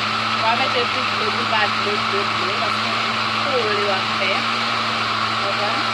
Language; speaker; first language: French; non-native, learner; Haitian Creole